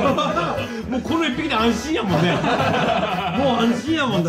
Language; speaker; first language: Japanese; native; Japanese